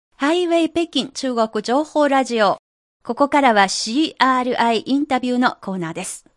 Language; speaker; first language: Japanese; non-native, fluent; Chinese